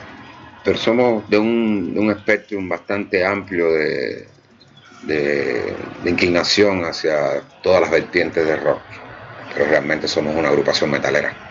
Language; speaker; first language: Spanish; native; Spanish